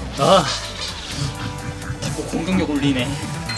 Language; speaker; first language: Korean; native; Korean